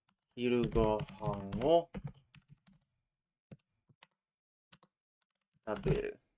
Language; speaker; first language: Japanese; non-native, fluent; English